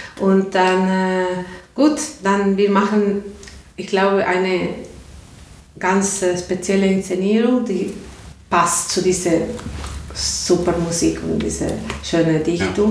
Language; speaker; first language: German; non-native, learner; Spanish